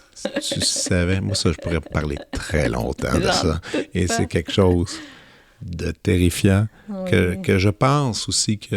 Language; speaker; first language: French; native; French